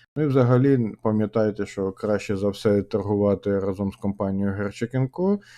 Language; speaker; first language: Ukrainian; non-native, local second language; Russian